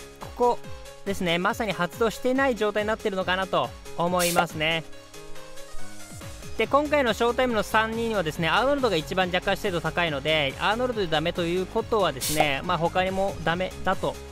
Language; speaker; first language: Japanese; native; Japanese